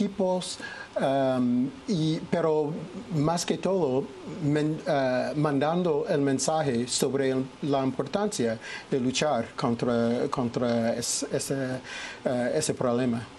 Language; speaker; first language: Spanish; non-native, fluent; English